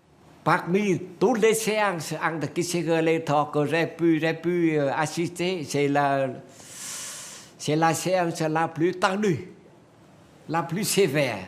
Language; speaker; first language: French; non-native, fluent; Vietnamese